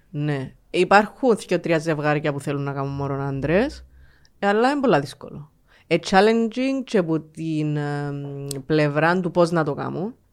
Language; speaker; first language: Greek; native; Greek